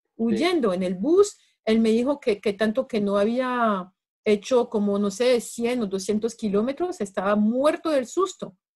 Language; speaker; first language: Spanish; non-native, fluent; French